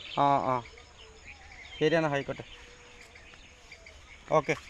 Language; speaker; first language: Malayalam; non-native, learner; Bangla